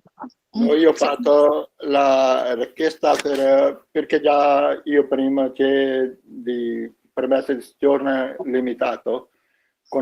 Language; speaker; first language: Italian; non-native, learner; Urdu